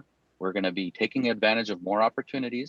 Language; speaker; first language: English; native; English